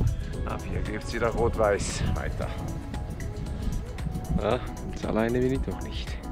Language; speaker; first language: German; native; German